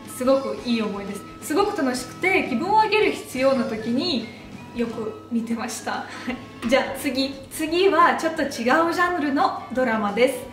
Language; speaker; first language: Japanese; non-native, fluent; Russian